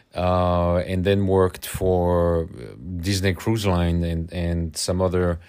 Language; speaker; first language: English; non-native, fluent; French